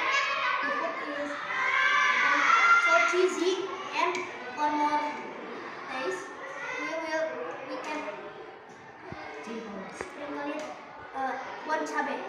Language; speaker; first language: English; non-native, learner; Indonesian